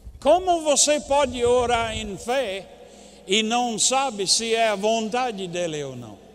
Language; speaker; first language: Portuguese; non-native, fluent; English